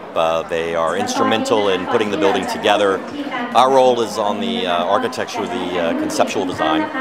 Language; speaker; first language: English; native; English